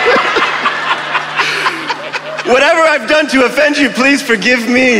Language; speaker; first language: English; native; English